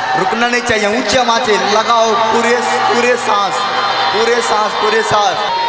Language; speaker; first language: Hindi; native; Hindi